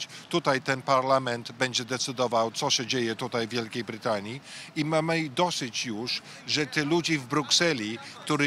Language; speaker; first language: Polish; early bilingual, heritage; English